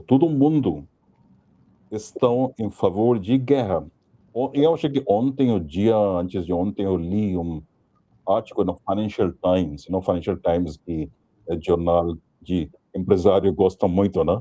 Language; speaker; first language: Portuguese; non-native, fluent; Hindi